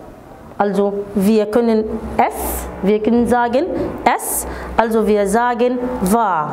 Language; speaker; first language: German; non-native, fluent; Arabic